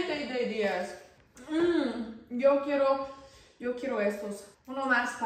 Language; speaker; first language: Spanish; non-native, learner; English